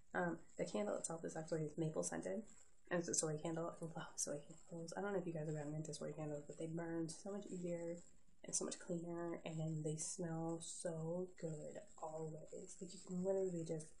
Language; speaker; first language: English; native; English